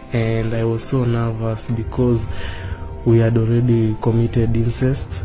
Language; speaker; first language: English; non-native, local second language; Kikuyu